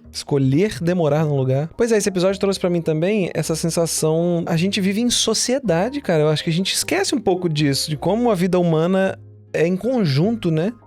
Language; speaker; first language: Portuguese; native; Portuguese